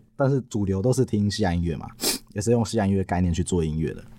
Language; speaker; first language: Chinese; non-native, local second language; Min Nan Chinese